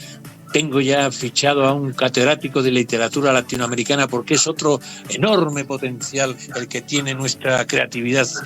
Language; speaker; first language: Spanish; native; Spanish